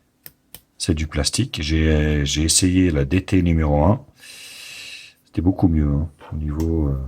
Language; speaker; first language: French; native; French